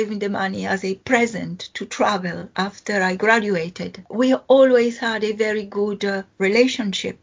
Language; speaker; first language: English; non-native, fluent; Italian